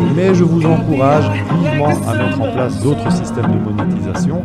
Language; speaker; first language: French; native; French